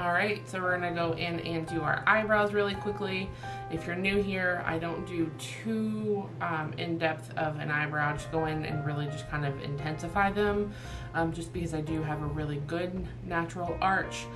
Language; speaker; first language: English; native; English